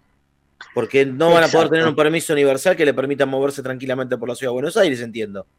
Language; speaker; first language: Spanish; native; Spanish